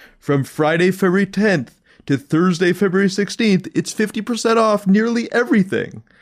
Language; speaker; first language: English; native; English